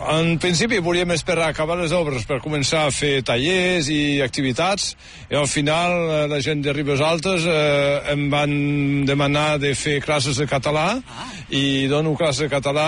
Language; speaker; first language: Catalan; native; Catalan